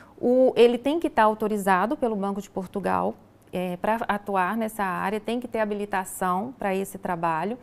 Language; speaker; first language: Portuguese; native; Portuguese